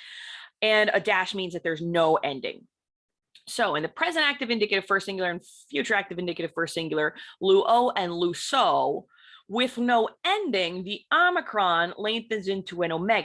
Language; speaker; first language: English; native; English